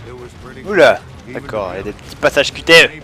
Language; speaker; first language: French; native; French